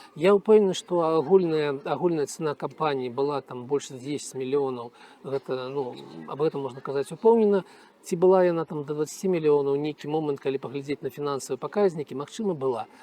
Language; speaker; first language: Belarusian; non-native, local second language; Russian